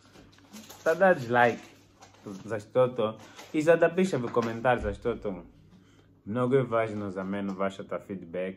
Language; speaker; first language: Bulgarian; non-native, learner; Portuguese